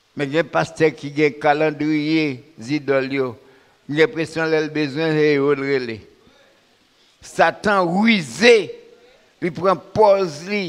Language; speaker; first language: French; non-native, local second language; Haitian Creole